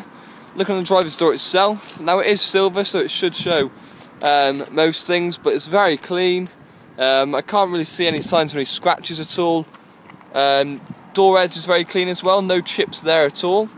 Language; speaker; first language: English; native; English